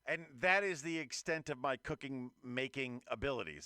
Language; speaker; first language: English; native; English